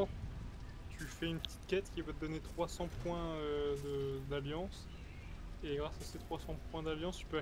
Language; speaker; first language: French; native; French